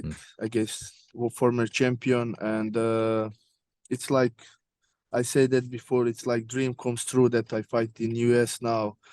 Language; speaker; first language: English; non-native, learner; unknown